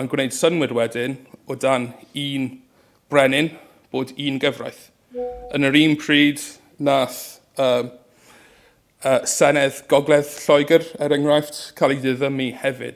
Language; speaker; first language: Welsh; native; Welsh